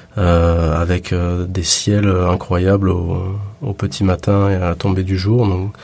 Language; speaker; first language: French; native; French